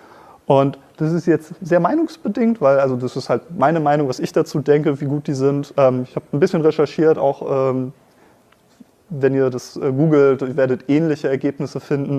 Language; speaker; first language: German; native; German